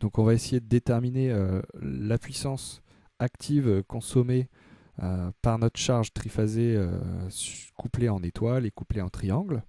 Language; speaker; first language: French; native; French